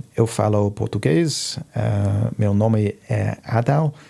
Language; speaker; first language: Portuguese; non-native, learner; English